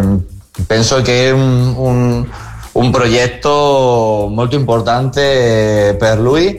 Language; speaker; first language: Italian; non-native, fluent; Spanish